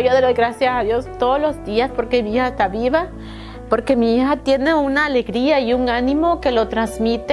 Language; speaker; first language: Spanish; native; Spanish